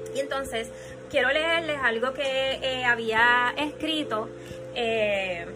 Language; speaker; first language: Spanish; early bilingual, heritage; Spanish